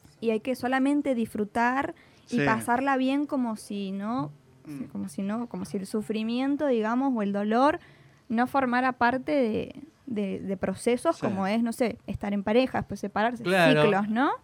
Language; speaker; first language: Spanish; native; Spanish